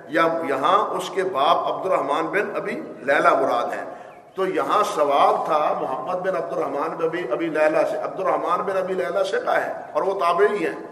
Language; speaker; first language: Urdu; native; Urdu